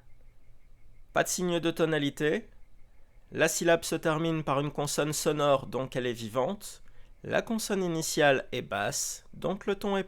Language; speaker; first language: French; native; French